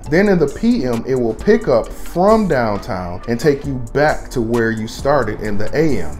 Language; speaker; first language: English; native; English